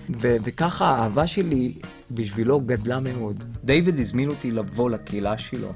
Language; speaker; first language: Hebrew; non-native, local second language; Arabic